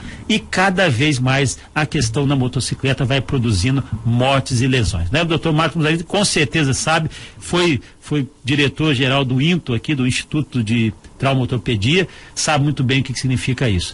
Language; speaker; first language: Portuguese; native; Portuguese